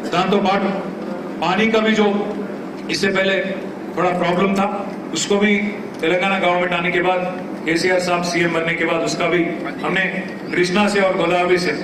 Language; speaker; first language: Hindi; non-native, local second language; Telugu